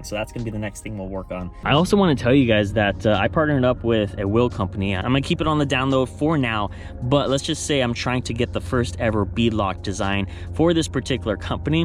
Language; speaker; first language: English; native; English